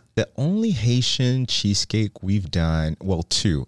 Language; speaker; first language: English; non-native, fluent; Haitian Creole